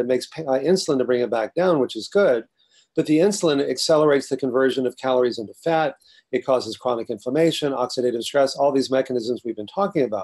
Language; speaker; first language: English; native; English